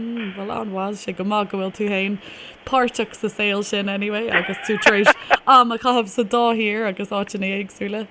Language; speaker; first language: Irish; non-native, local second language; English